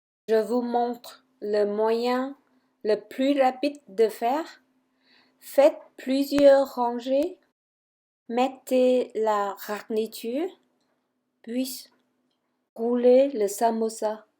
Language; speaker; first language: French; non-native, fluent; Vietnamese